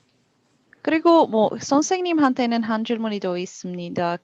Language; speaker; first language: Korean; non-native, learner; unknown